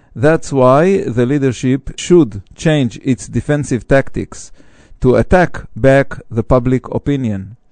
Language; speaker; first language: English; non-native, fluent; Hebrew